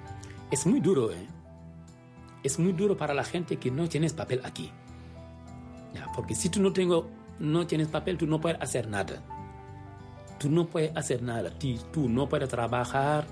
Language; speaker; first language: Spanish; non-native, learner; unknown